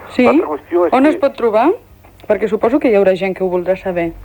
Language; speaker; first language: Catalan; native; Catalan